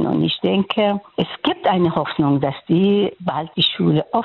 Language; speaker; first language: German; non-native, fluent; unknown